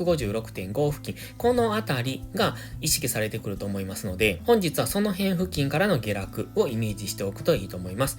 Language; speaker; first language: Japanese; native; Japanese